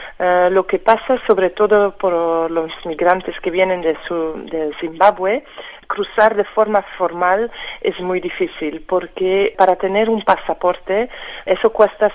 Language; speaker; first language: Spanish; non-native, fluent; French